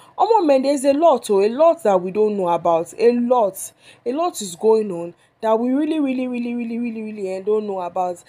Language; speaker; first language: Nigerian Pidgin; non-native, local second language; Yoruba